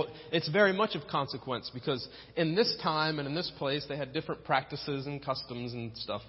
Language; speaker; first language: English; native; English